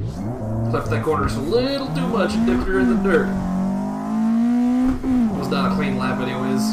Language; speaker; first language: English; native; English